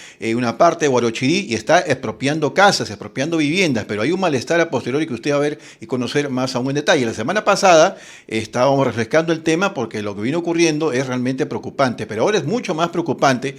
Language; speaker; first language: Spanish; native; Spanish